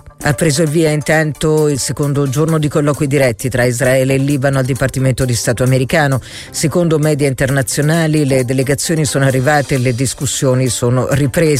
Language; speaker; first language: Italian; native; Italian